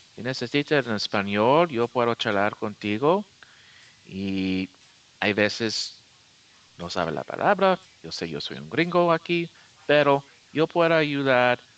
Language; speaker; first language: Spanish; non-native, fluent; English